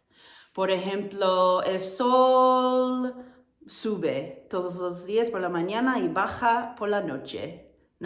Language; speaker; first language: Spanish; non-native, fluent; English